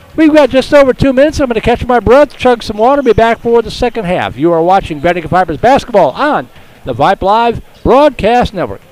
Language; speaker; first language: English; native; English